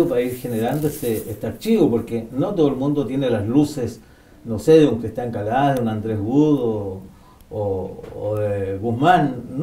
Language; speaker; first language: Spanish; native; Spanish